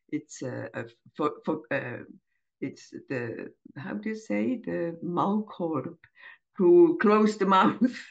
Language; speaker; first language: English; non-native, fluent; German